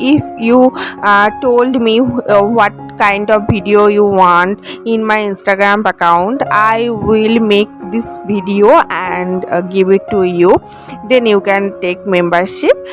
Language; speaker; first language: English; non-native, local second language; Bangla